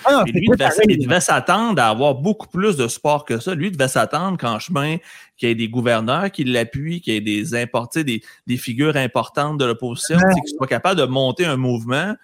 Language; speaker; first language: French; native; French